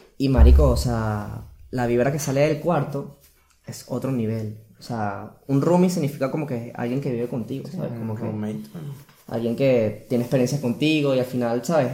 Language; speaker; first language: Spanish; native; Spanish